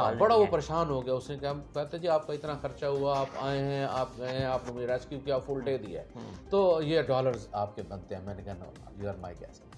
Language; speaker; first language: Urdu; non-native, local second language; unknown